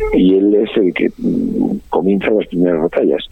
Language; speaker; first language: Spanish; native; Spanish